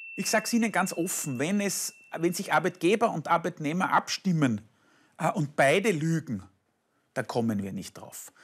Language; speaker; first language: German; native; German